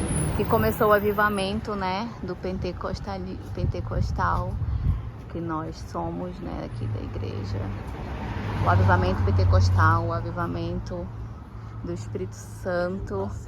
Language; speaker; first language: Portuguese; native; Portuguese